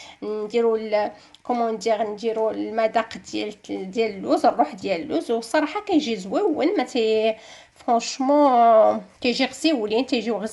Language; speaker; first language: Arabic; native; Arabic